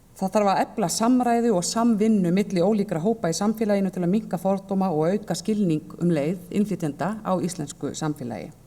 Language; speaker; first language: Icelandic; native; Icelandic